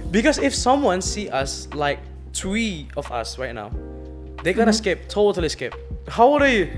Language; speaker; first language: English; non-native, fluent; Indonesian